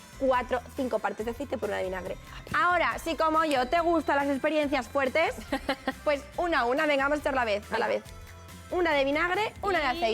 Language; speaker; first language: Spanish; native; Spanish